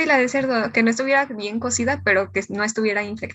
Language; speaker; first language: Spanish; native; Spanish